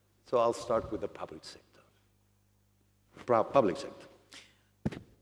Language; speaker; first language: English; non-native, fluent; Spanish